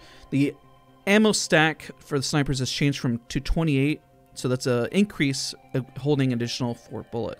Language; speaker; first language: English; native; English